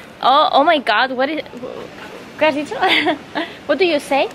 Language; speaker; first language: English; non-native, learner; Spanish